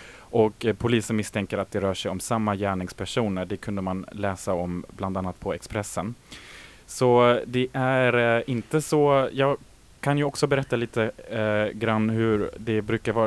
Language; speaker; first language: Swedish; native; Swedish